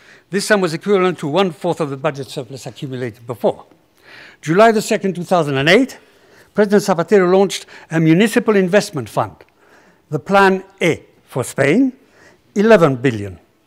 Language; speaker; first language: English; non-native, fluent; Spanish